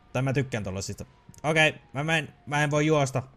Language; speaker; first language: Finnish; native; Finnish